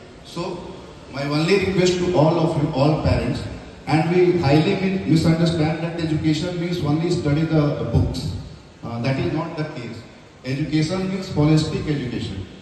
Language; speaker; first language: English; non-native, local second language; Hindi